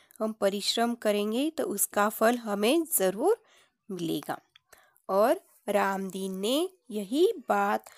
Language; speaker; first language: Hindi; non-native, local second language; Marathi